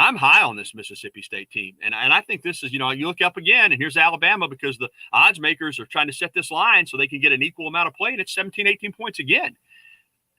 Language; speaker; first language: English; native; English